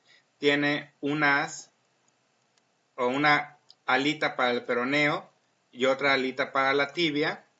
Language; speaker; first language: Spanish; native; Spanish